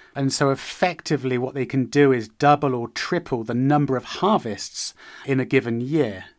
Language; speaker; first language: English; native; English